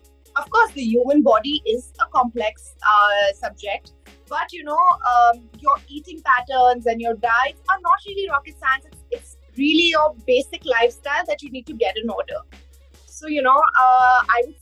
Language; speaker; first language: English; non-native, local second language; Hindi